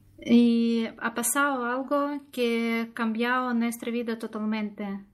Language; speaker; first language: Spanish; non-native, learner; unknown